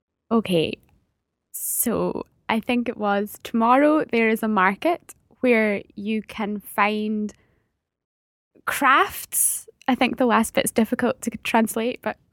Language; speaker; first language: English; native; English